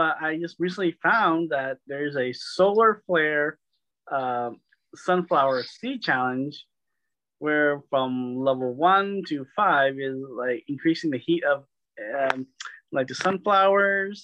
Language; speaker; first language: English; native; English